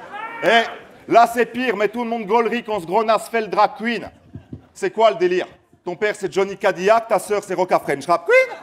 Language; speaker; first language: French; native; French